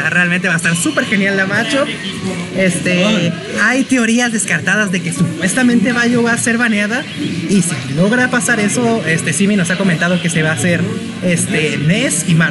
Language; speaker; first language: Spanish; native; Spanish